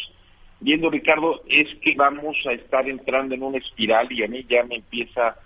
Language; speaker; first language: Spanish; native; Spanish